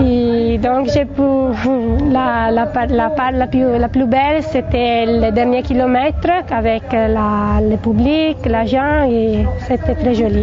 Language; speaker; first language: French; non-native, learner; Italian